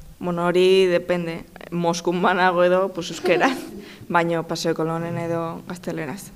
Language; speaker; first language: Basque; non-native, local second language; Spanish